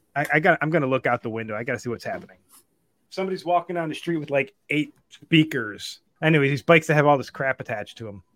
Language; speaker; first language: English; native; English